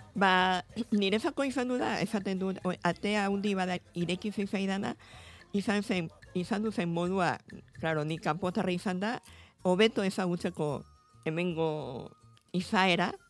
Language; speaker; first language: Basque; non-native, fluent; Spanish